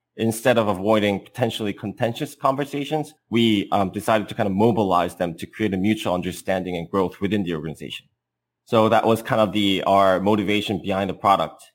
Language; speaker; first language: English; non-native, fluent; Korean